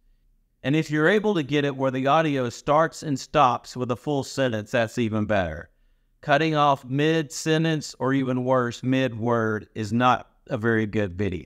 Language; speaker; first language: English; native; English